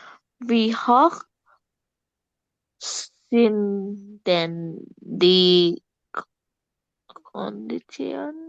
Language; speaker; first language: German; non-native, learner; Indonesian